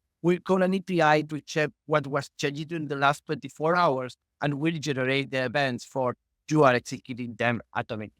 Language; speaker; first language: English; non-native, fluent; Spanish